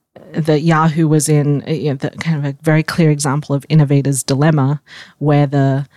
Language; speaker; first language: English; native; English